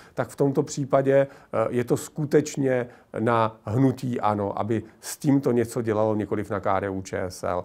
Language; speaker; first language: Czech; native; Czech